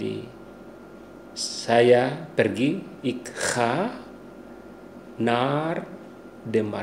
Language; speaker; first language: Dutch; non-native, fluent; Indonesian